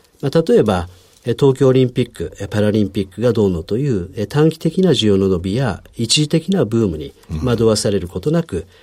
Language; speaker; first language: Japanese; native; Japanese